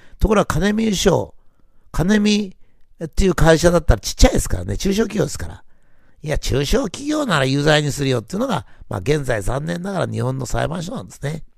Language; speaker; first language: Japanese; native; Japanese